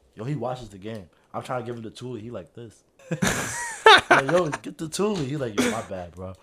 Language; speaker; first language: English; native; English